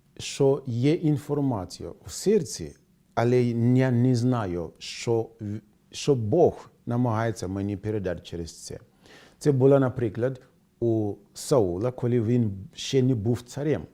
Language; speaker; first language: Ukrainian; non-native, fluent; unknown